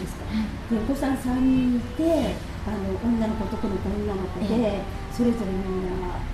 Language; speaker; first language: Japanese; native; Japanese